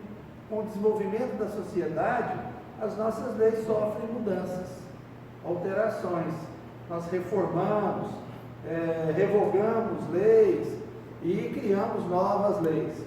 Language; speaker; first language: Portuguese; native; Portuguese